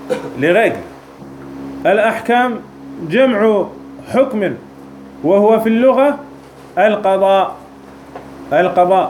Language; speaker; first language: Arabic; non-native, fluent; French